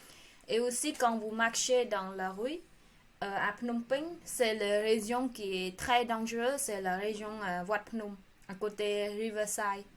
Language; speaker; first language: French; non-native, learner; Khmer